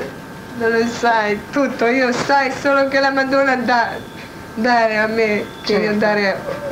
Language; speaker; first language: Italian; non-native, learner; Croatian